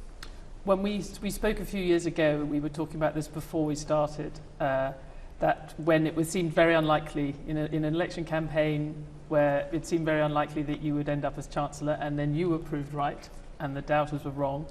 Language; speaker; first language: English; native; English